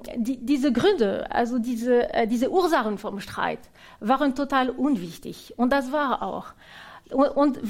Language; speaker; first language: German; non-native, fluent; French